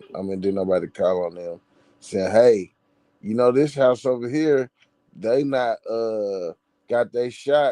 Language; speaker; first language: English; native; English